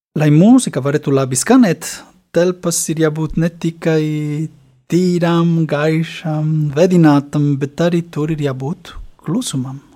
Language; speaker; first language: Latvian; non-native, fluent; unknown